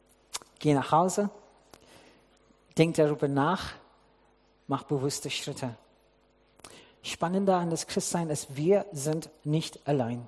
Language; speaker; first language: German; non-native, fluent; English